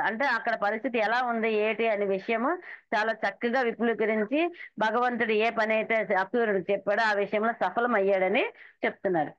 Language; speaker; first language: Telugu; native; Telugu